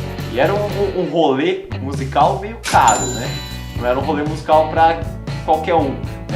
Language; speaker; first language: Portuguese; native; Portuguese